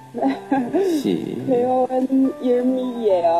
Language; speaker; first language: Korean; non-native, learner; Chinese